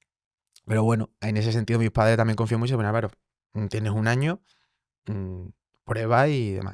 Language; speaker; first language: Spanish; native; Spanish